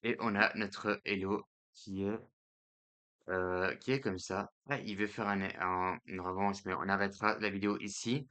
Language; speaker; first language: French; native; French